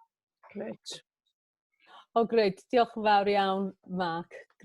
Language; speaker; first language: Welsh; native; Welsh